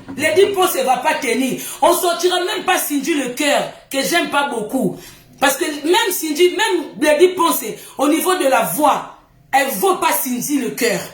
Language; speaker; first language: French; non-native, local second language; Lingala